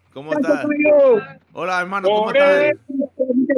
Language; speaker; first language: Spanish; non-native, learner; English